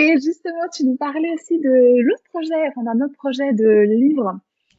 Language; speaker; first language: French; native; French